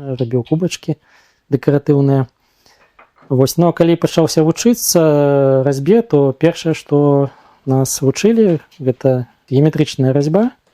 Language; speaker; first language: Belarusian; non-native, local second language; Russian